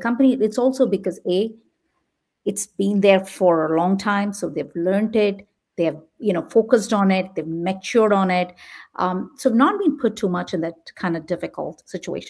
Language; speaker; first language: English; non-native, local second language; Tamil